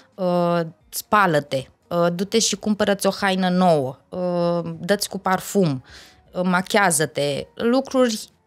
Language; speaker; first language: Romanian; native; Romanian